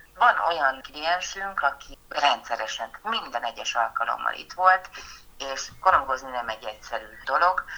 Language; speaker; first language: Hungarian; native; Hungarian